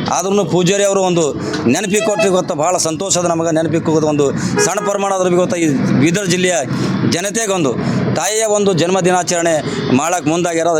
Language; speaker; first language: Kannada; non-native, local second language; Marathi